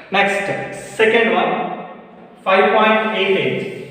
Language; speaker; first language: English; non-native, local second language; Telugu